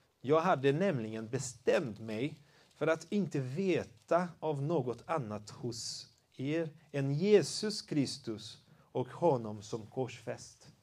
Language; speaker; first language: Swedish; non-native, fluent; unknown